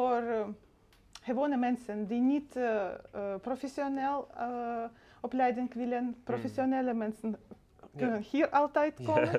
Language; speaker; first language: Dutch; non-native, learner; Russian